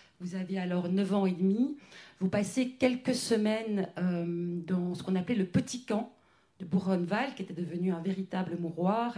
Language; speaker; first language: French; native; French